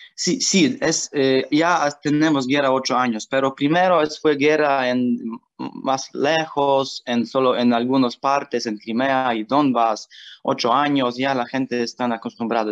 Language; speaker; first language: Spanish; non-native, learner; Ukrainian